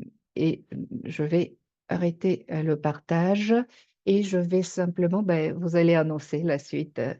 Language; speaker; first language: French; native; French